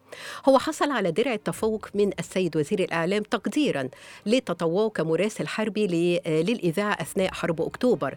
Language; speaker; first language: Arabic; native; Arabic